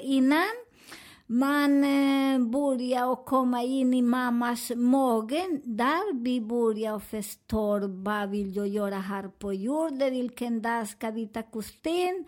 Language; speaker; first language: Swedish; non-native, learner; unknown